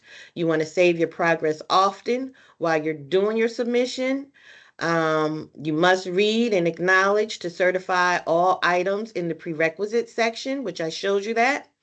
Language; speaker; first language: English; native; English